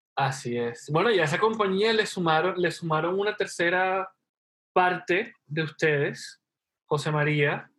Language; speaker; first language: Spanish; native; Spanish